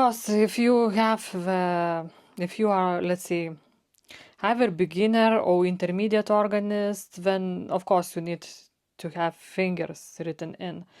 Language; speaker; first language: English; non-native, fluent; Lithuanian